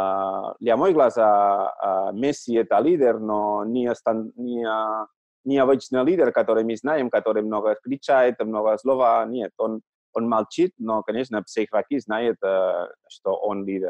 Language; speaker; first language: Russian; non-native, learner; Catalan